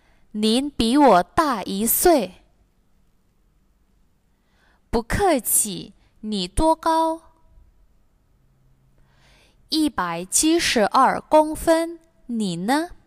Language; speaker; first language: Chinese; non-native, fluent; Indonesian